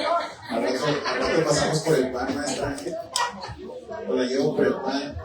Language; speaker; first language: Spanish; native; Spanish